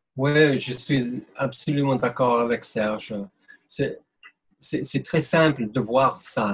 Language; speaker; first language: French; non-native, fluent; English